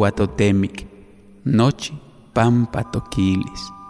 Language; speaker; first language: Spanish; native; Spanish